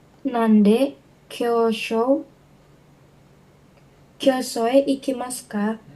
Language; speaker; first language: Japanese; non-native, learner; Indonesian